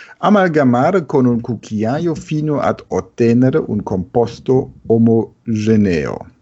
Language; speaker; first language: Italian; non-native, fluent; German